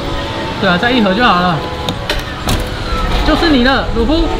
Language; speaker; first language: Chinese; native; Chinese